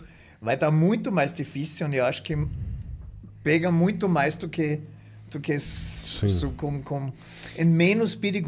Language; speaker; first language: Portuguese; non-native, fluent; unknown